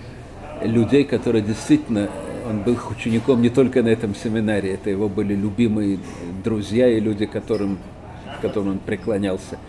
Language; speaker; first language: Russian; native; Russian